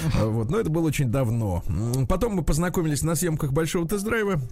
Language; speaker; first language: Russian; native; Russian